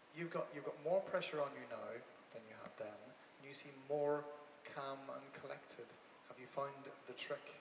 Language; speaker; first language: English; non-native, fluent; Norwegian